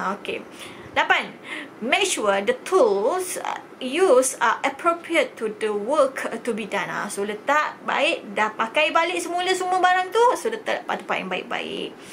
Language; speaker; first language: English; non-native, local second language; Malay